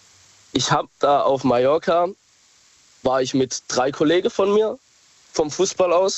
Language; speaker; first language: German; native; German